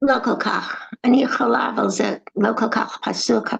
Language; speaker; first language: Hebrew; non-native, learner; English